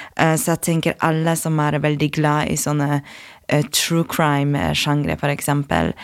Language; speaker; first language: Norwegian; non-native, fluent; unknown